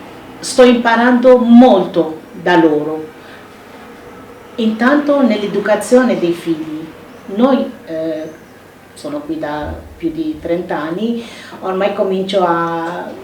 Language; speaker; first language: Italian; non-native, fluent; Arabic